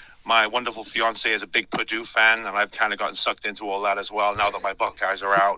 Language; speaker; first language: English; native; English